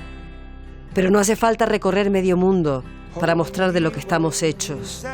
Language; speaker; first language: Spanish; native; Spanish